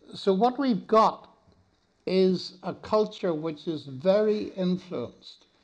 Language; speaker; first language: English; native; English